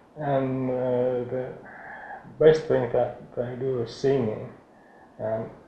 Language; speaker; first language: English; non-native, fluent; Finnish